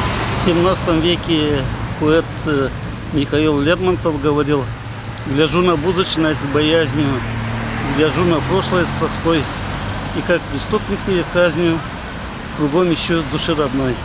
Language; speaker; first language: Russian; non-native, local second language; Gagauz